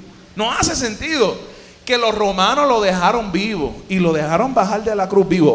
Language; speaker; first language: Spanish; native; Spanish